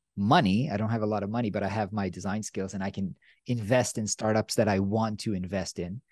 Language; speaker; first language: English; non-native, fluent; Hebrew